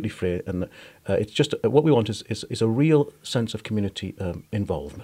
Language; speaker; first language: English; native; English